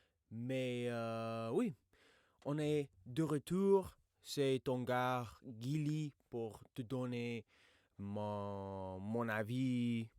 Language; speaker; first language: French; non-native, fluent; English